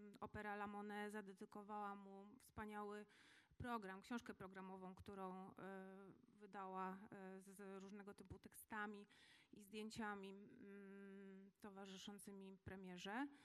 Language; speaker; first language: Polish; native; Polish